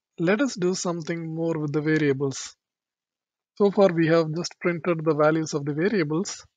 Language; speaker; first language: English; non-native, local second language; Tamil